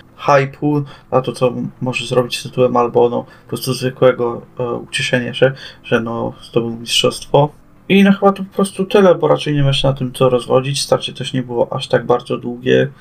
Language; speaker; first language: Polish; native; Polish